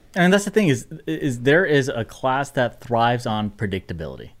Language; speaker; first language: English; native; English